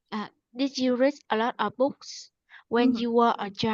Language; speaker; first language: English; non-native, learner; Vietnamese